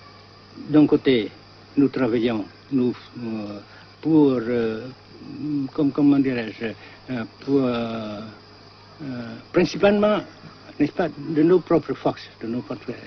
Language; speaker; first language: French; non-native, fluent; Vietnamese